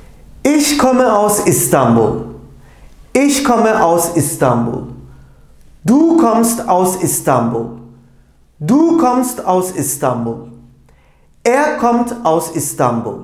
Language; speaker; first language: German; non-native, fluent; Turkish